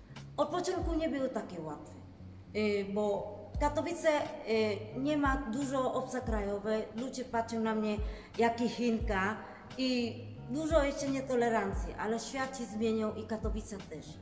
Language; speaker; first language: Polish; non-native, learner; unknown